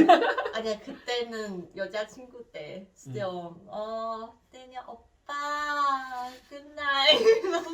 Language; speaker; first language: Korean; non-native, fluent; Chinese